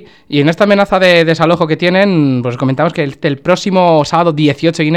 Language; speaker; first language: Spanish; native; Spanish